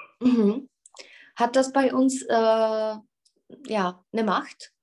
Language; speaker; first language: German; non-native, learner; Czech